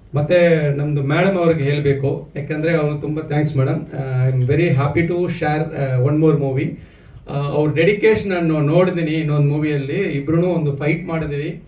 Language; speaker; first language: Kannada; native; Kannada